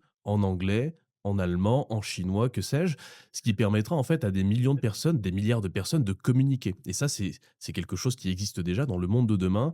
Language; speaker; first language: French; native; French